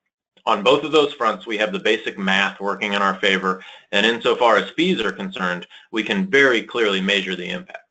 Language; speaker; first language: English; native; English